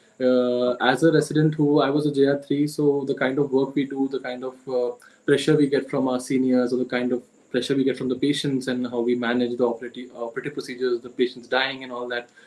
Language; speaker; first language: English; non-native, local second language; Marathi